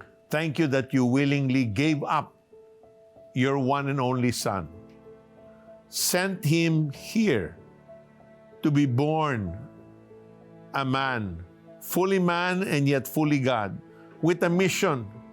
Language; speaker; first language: English; non-native, local second language; Filipino